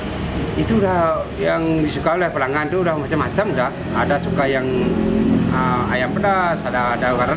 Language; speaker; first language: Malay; non-native, local second language; Balinese